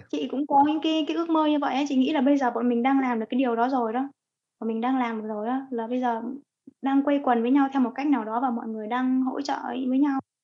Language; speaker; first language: Vietnamese; native; Vietnamese